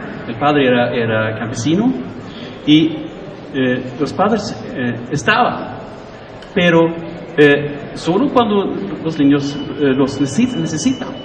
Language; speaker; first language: Spanish; non-native, learner; Swedish